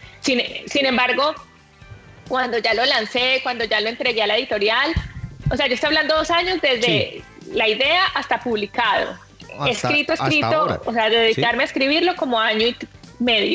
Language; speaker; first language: Spanish; native; Spanish